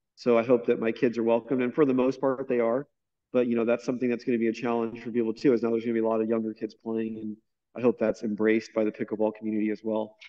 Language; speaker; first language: English; native; English